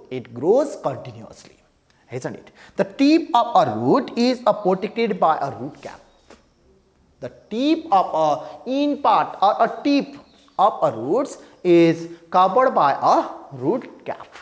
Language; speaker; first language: English; non-native, local second language; Nepali